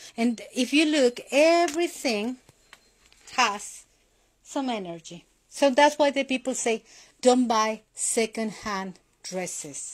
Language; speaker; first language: English; non-native, learner; Spanish